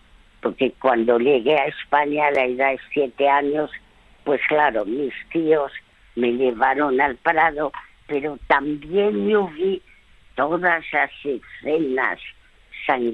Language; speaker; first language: Spanish; early bilingual, other home language; French